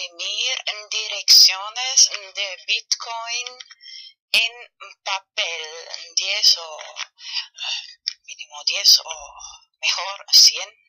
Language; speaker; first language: Spanish; non-native, fluent; German